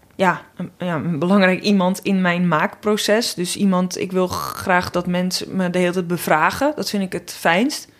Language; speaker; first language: Dutch; native; Dutch